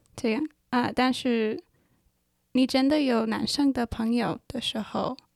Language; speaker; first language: Chinese; early bilingual, heritage; Chinese